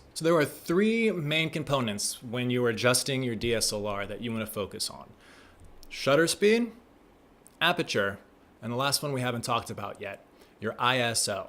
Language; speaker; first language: English; native; English